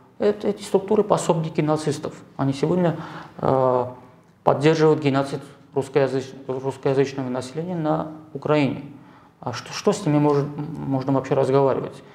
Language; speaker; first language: Russian; non-native, local second language; Armenian